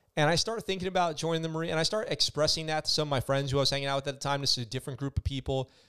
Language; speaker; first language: English; native; English